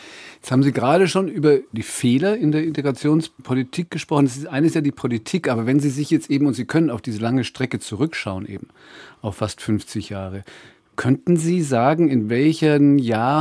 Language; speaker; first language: German; native; German